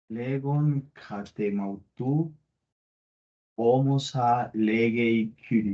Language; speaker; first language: Greek; non-native, learner; Spanish